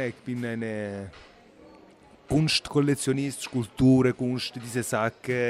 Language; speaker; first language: German; non-native, learner; Italian